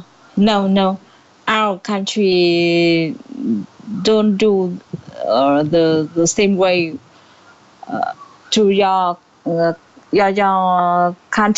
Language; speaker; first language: English; non-native, learner; Vietnamese